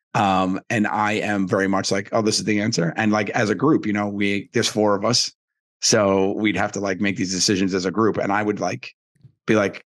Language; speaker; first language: English; native; English